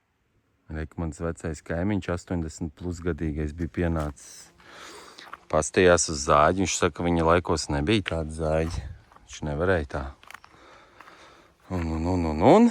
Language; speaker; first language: Latvian; native; Latvian